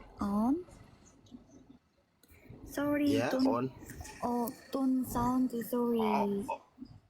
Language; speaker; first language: English; non-native, learner; Korean